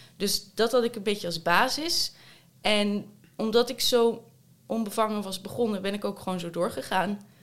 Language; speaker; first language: Dutch; native; Dutch